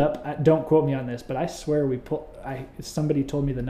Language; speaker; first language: English; native; English